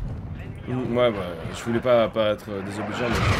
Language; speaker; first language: French; native; French